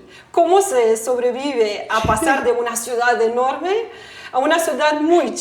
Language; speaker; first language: Spanish; non-native, fluent; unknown